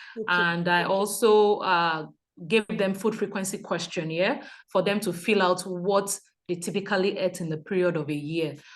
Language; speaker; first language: English; non-native, local second language; Yoruba